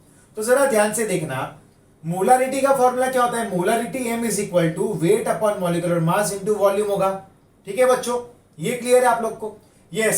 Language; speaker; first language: Hindi; non-native, local second language; Gujarati